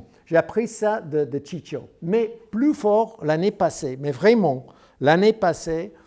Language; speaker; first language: French; non-native, learner; English